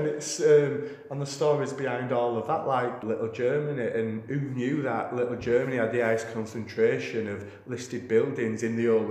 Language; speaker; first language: English; native; English